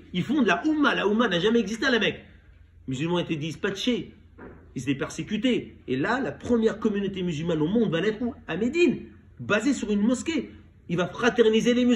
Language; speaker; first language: French; native; French